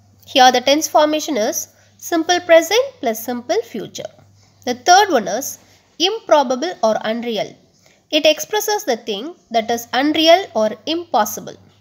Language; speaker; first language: English; non-native, local second language; Tamil